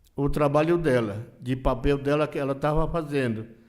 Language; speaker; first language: Portuguese; non-native, local second language; Yanomámi